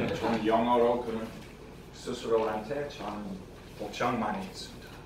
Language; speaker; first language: Korean; non-native, fluent; English